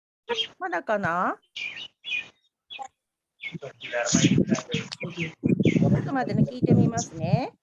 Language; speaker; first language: Japanese; non-native, fluent; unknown